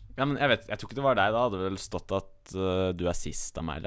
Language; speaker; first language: Norwegian; native; Norwegian